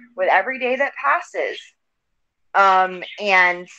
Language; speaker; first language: English; native; English